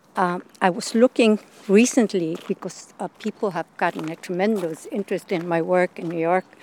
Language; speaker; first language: English; non-native, fluent; Spanish